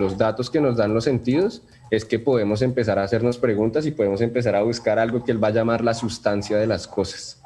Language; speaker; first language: Spanish; native; Spanish